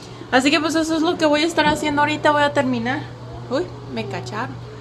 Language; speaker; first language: Spanish; native; Spanish